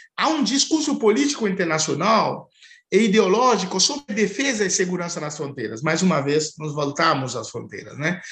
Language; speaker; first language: Portuguese; non-native, fluent; Haitian Creole